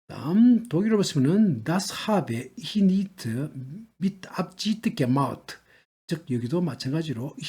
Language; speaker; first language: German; non-native, learner; Korean